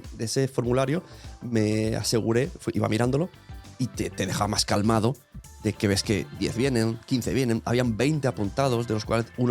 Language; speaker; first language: Spanish; native; Spanish